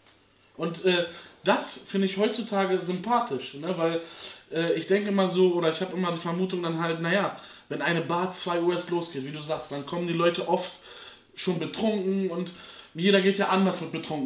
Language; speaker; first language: German; native; German